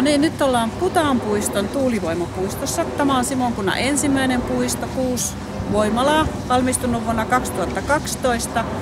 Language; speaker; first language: Finnish; native; Finnish